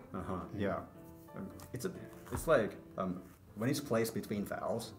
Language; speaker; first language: English; non-native, fluent; Japanese